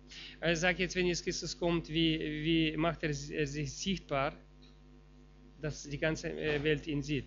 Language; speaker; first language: German; non-native, fluent; Russian